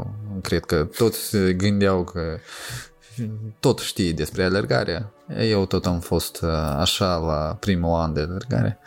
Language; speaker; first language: Romanian; non-native, local second language; Russian